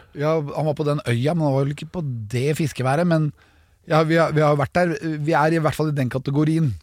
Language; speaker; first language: Norwegian; native; Norwegian